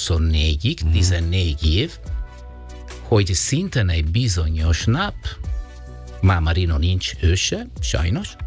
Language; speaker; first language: Hungarian; non-native, fluent; Italian